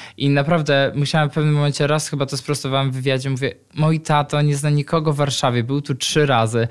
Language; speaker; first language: Polish; native; Polish